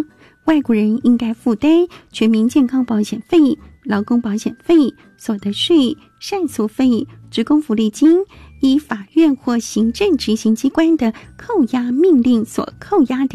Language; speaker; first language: Chinese; native; Chinese